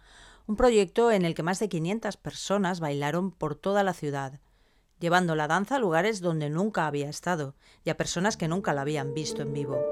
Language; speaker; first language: Spanish; native; Spanish